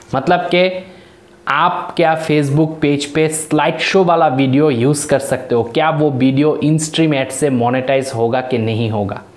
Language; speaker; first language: Hindi; non-native, local second language; Bangla